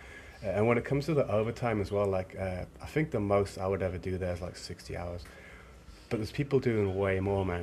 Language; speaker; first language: English; native; English